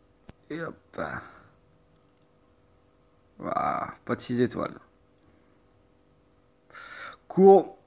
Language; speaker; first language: French; native; French